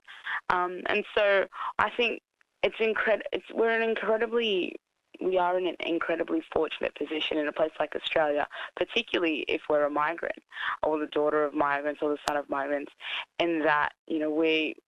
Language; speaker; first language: English; native; English